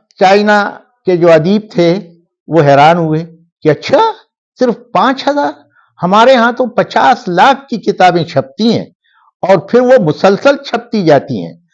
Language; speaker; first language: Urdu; non-native, local second language; Pashto